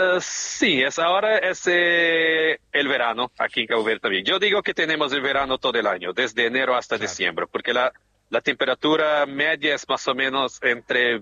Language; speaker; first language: Spanish; non-native, fluent; Portuguese